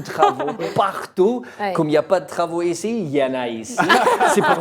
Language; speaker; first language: French; non-native, learner; English